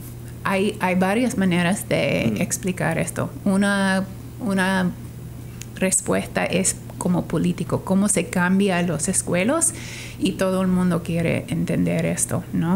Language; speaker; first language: Spanish; non-native, fluent; English